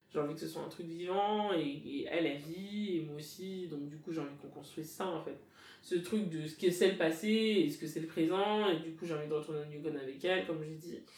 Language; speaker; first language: French; native; French